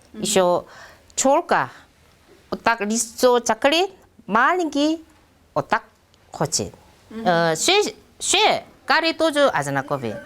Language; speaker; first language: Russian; non-native, learner; Korean